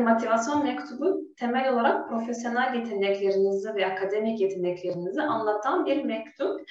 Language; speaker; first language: Turkish; non-native, fluent; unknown